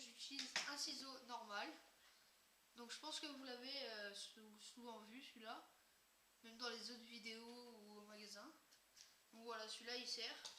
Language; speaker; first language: French; native; French